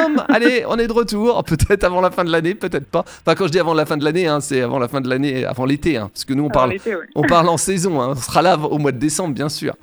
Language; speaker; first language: French; native; French